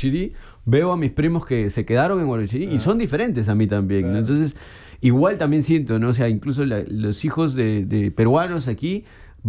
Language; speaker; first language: Spanish; native; Spanish